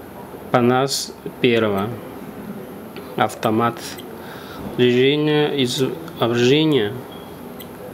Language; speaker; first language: Russian; non-native, learner; Chinese